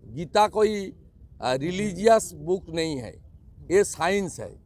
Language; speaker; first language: Hindi; non-native, local second language; Bangla